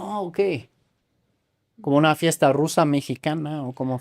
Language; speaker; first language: Spanish; non-native, fluent; German